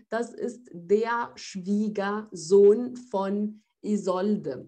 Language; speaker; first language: German; non-native, fluent; Arabic